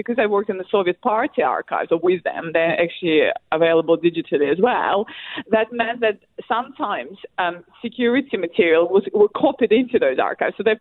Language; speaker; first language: English; non-native, fluent; Russian